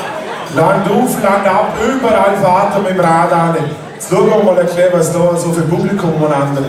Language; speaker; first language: German; native; German